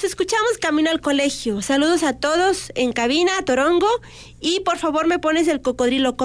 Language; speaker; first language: Spanish; native; Spanish